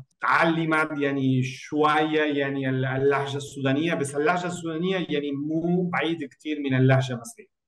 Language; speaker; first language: Arabic; non-native, learner; Spanish